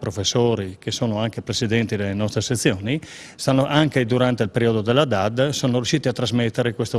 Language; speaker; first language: Italian; native; Italian